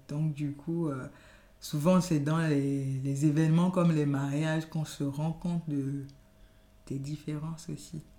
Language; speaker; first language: French; non-native, local second language; Yoruba